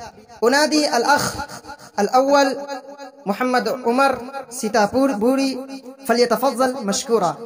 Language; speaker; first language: Arabic; non-native, fluent; Urdu